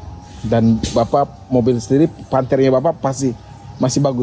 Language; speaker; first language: Indonesian; native; Indonesian